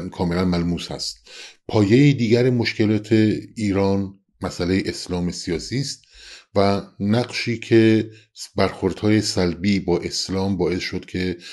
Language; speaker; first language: Persian; non-native, local second language; Central Kurdish